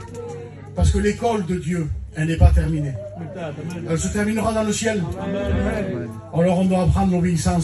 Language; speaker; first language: French; native; French